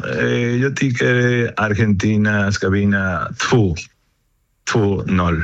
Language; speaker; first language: Swedish; non-native, learner; Spanish